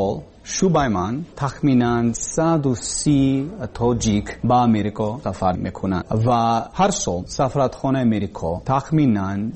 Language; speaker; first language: Persian; non-native, learner; English